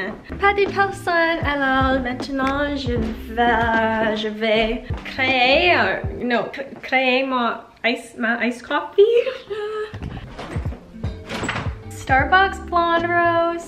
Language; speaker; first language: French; non-native, local second language; English